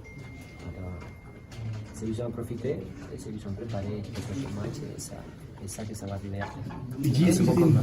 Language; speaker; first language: French; non-native, learner; Spanish